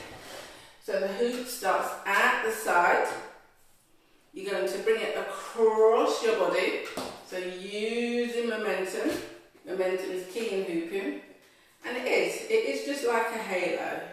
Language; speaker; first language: English; native; English